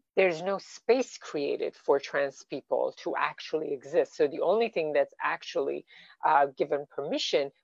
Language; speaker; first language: English; non-native, fluent; Persian